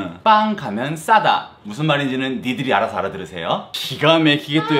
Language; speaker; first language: Korean; native; Korean